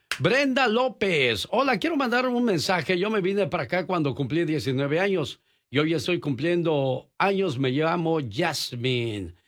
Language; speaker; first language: Spanish; native; Spanish